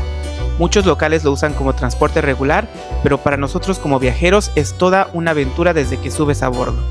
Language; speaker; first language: Spanish; native; Spanish